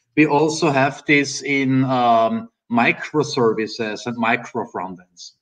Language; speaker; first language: English; non-native, fluent; German